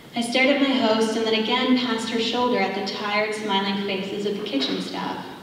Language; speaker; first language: English; native; English